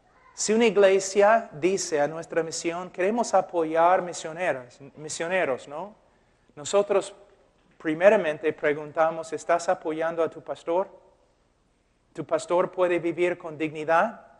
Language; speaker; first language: Spanish; non-native, fluent; English